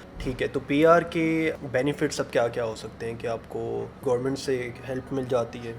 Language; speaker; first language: Urdu; native; Urdu